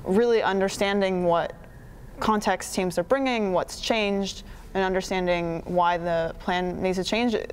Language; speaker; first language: English; native; English